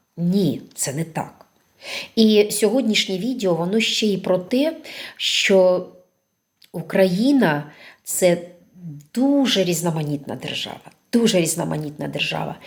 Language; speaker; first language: Ukrainian; non-native, local second language; Russian